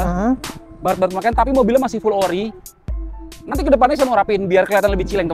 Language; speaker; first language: Indonesian; native; Indonesian